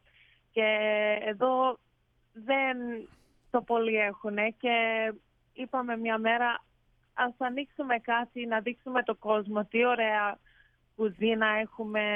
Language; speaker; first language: Greek; early bilingual, heritage; Greek